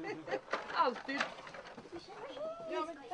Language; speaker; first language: Swedish; non-native, fluent; Hindi